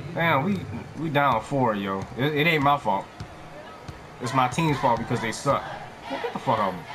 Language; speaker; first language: English; native; English